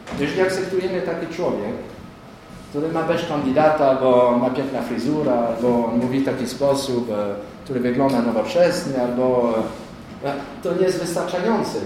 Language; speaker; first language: Polish; non-native, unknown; French